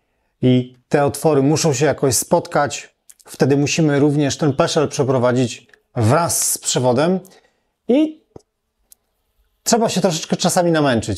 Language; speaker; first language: Polish; native; Polish